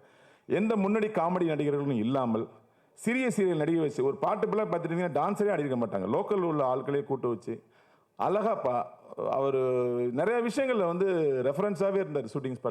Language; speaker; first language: Tamil; native; Tamil